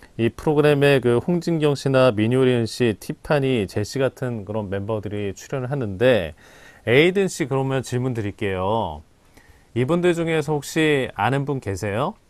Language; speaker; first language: Korean; native; Korean